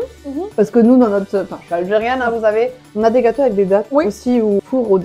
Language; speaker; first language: French; native; French